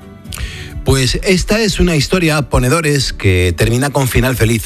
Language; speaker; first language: Spanish; native; Spanish